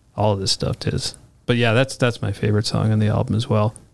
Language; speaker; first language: English; native; English